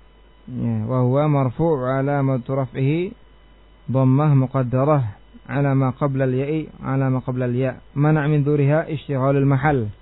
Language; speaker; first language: Arabic; non-native, fluent; Indonesian